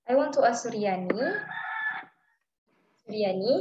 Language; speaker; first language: English; non-native, learner; Indonesian